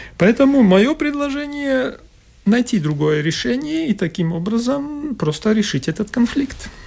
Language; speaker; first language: Russian; non-native, local second language; Latvian